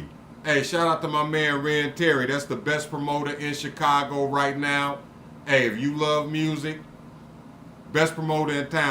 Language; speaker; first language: English; native; English